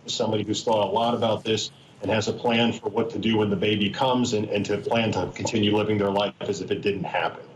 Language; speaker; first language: English; native; English